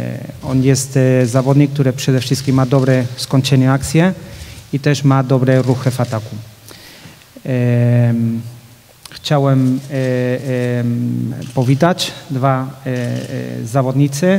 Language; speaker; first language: Polish; non-native, fluent; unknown